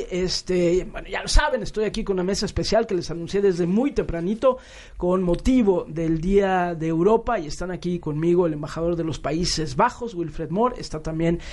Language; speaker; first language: Spanish; native; Spanish